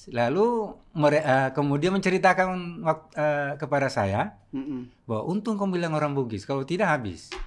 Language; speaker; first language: Indonesian; non-native, local second language; Buginese